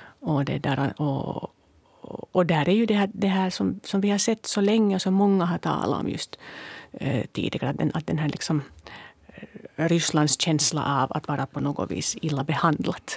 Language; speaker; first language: Swedish; native; Swedish